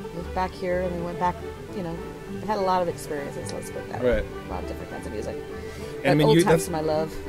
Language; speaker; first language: English; native; English